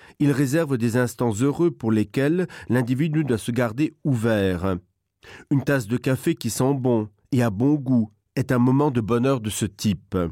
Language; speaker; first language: French; non-native, local second language; Luxembourgish